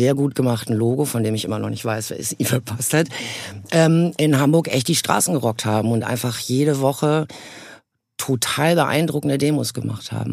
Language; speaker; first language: German; native; German